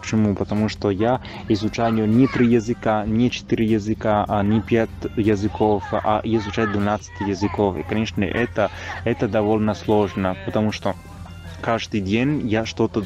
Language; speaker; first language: Russian; non-native, fluent; Italian